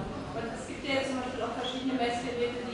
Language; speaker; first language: German; native; German